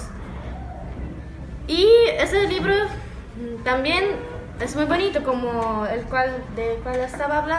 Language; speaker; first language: Spanish; non-native, learner; Russian